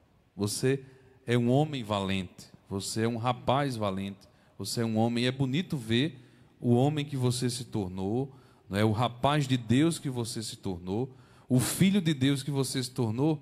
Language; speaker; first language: Portuguese; native; Portuguese